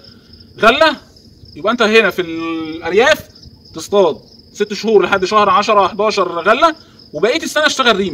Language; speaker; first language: Arabic; native; Arabic